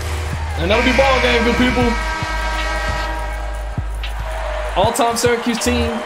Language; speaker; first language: English; native; English